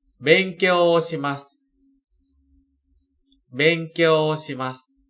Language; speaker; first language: Japanese; non-native, fluent; Thai